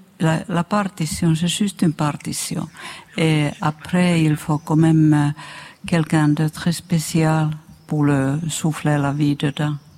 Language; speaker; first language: French; non-native, fluent; Finnish